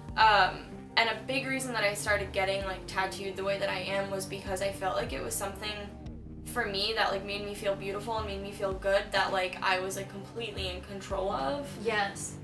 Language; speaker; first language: English; native; English